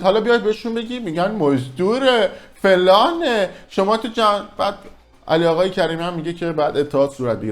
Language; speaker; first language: Persian; native; Persian